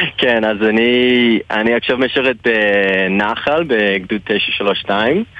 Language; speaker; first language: Hebrew; non-native, fluent; English